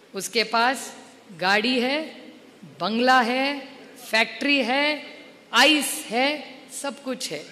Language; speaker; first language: Hindi; non-native, local second language; Marathi